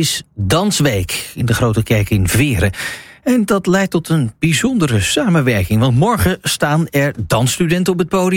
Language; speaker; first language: Dutch; native; Dutch